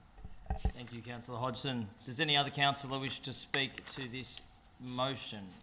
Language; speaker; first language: English; native; English